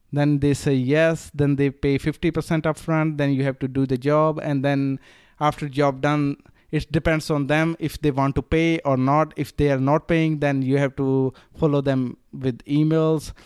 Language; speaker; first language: English; non-native, local second language; Punjabi